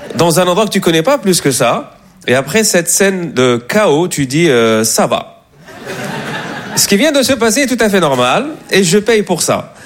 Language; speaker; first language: French; native; French